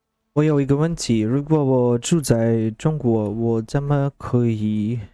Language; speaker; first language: Chinese; non-native, learner; Russian